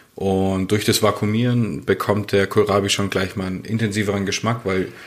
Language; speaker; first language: German; native; German